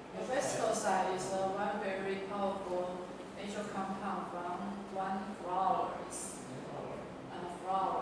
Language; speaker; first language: English; non-native, learner; Chinese